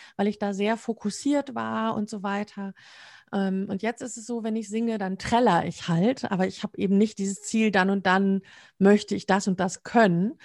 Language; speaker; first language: German; native; German